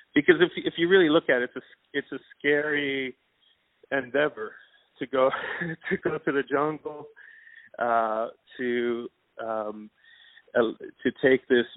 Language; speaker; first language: English; non-native, fluent; Persian